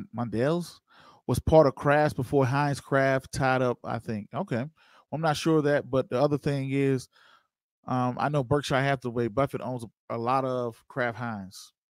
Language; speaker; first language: English; native; English